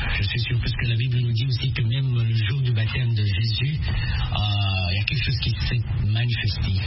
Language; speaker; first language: French; non-native, local second language; Swahili